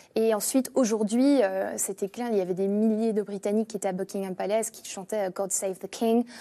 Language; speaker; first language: French; non-native, fluent; English